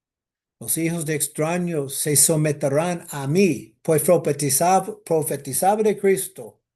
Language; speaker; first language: Spanish; non-native, fluent; English